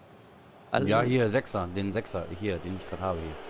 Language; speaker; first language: German; native; German